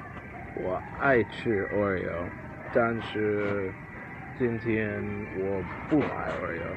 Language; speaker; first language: Chinese; non-native, learner; English